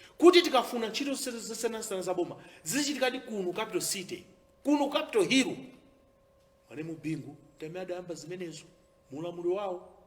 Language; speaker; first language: Nyanja; native; Nyanja